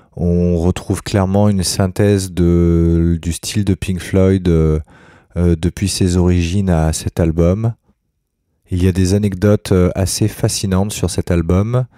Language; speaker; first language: French; native; French